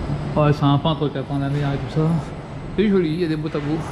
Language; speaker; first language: French; native; French